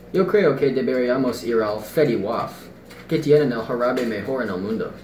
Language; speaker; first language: Spanish; non-native, learner; English